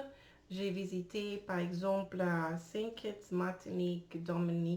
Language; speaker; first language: French; non-native, learner; English